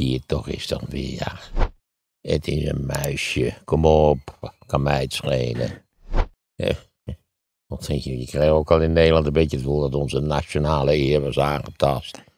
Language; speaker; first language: Dutch; native; Dutch